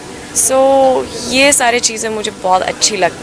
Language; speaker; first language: Hindi; non-native, fluent; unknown